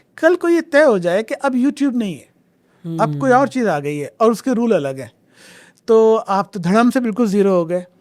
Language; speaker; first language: Urdu; native; Urdu